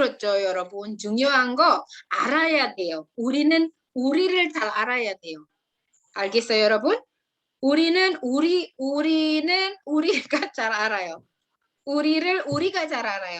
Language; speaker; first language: Korean; non-native, fluent; Indonesian